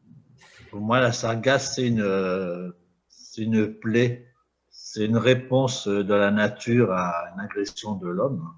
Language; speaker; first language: French; native; French